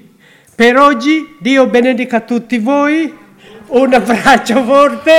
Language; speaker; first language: Italian; non-native, learner; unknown